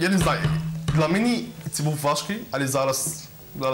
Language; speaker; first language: Ukrainian; non-native, learner; Arabic